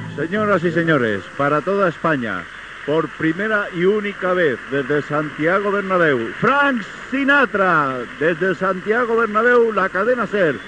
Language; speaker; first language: Spanish; native; Spanish